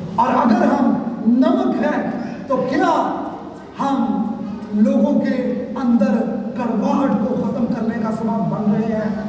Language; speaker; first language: Urdu; non-native, local second language; Punjabi